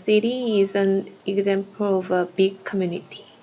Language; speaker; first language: English; non-native, learner; Korean